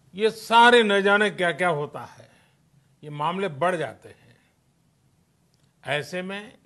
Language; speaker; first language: Hindi; non-native, local second language; Gujarati